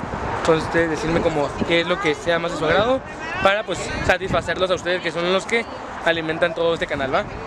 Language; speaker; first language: Spanish; native; Spanish